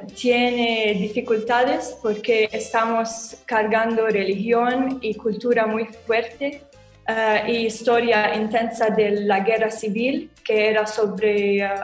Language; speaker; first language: Spanish; non-native, learner; Arabic